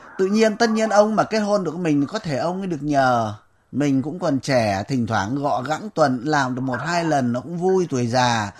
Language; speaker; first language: Vietnamese; native; Vietnamese